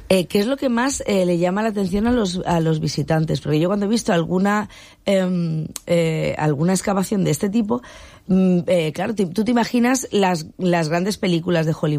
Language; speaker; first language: Spanish; native; Spanish